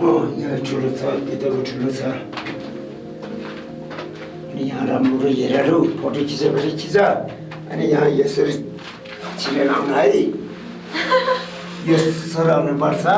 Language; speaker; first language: Nepali; non-native, local second language; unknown